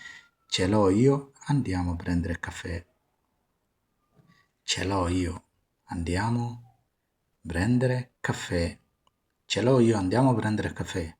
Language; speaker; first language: Italian; non-native, fluent; Somali